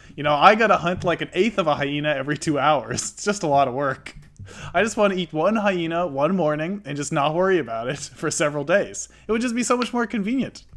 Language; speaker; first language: English; native; English